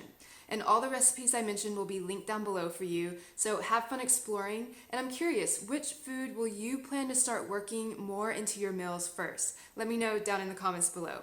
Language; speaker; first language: English; native; English